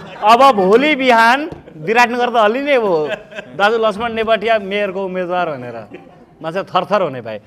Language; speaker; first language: Nepali; native; Nepali